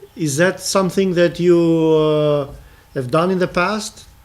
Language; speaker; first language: English; non-native, fluent; Albanian